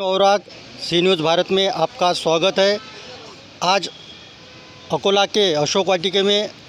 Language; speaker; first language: Hindi; non-native, local second language; Marathi